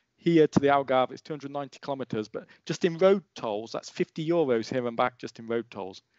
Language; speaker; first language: English; native; English